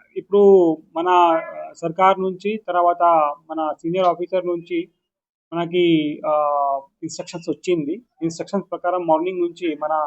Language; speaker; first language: Telugu; non-native, local second language; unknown